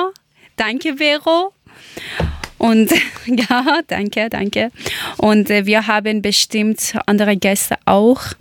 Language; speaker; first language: German; non-native, local second language; Persian